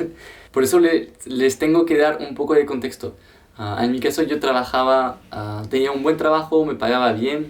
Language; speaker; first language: Spanish; non-native, fluent; French